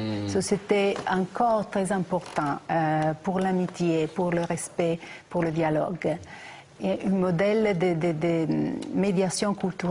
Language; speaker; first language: French; non-native, fluent; Italian